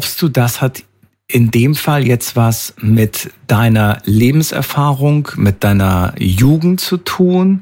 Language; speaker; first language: German; native; German